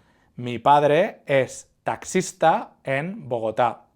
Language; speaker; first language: Spanish; non-native, fluent; English